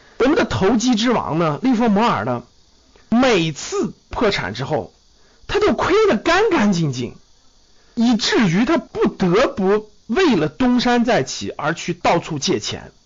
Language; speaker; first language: Chinese; native; Chinese